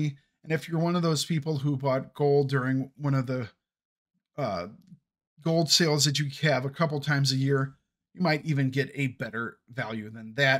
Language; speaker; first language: English; native; English